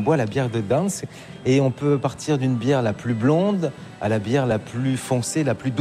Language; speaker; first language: French; native; French